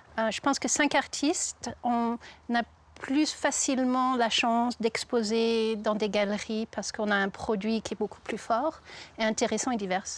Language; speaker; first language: French; native; French